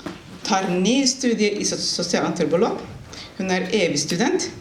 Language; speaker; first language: Norwegian; non-native, fluent; Somali